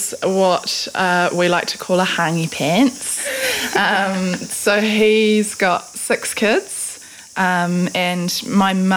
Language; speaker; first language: English; native; English